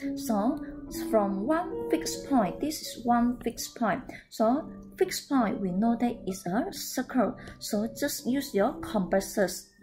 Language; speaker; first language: English; non-native, local second language; Chinese